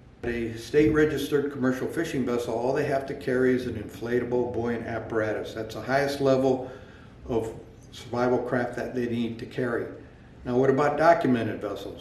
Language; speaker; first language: English; native; English